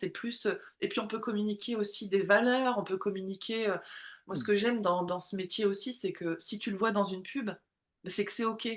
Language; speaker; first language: French; native; French